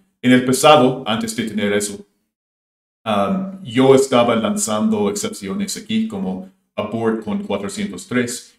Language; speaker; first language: Spanish; non-native, fluent; English